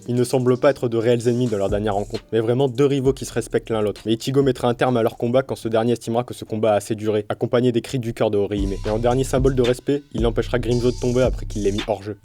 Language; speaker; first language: French; native; French